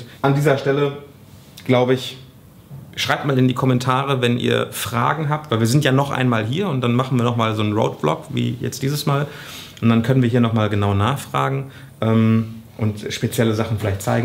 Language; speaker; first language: German; native; German